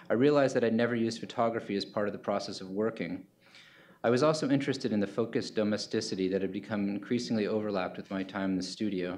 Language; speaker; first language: English; native; English